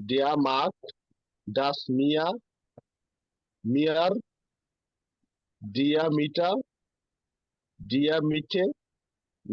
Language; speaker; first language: German; non-native, learner; Bangla